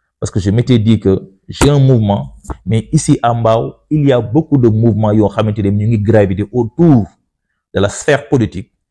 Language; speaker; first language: French; non-native, local second language; Wolof